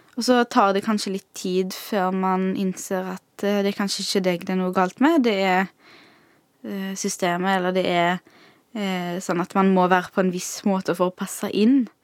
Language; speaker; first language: Norwegian; early bilingual, other home language; Arabic